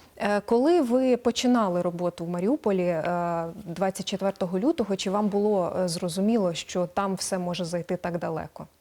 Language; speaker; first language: Ukrainian; native; Ukrainian